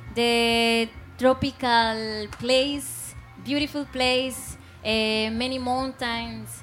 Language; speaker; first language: English; non-native, learner; Spanish